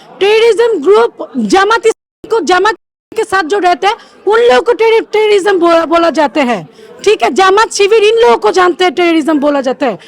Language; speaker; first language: Hindi; non-native, fluent; Bangla